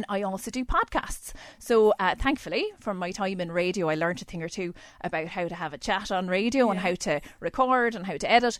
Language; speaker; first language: English; native; English